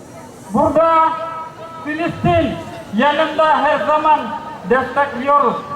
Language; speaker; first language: Turkish; non-native, learner; Indonesian